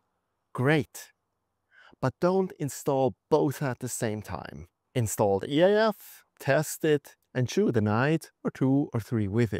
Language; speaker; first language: English; non-native, fluent; German